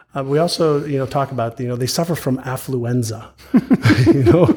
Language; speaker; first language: English; early bilingual, other home language; Hebrew